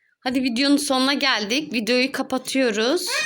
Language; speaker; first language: Turkish; native; Turkish